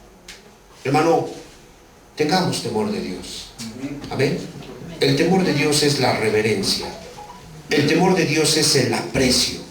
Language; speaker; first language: Spanish; native; Spanish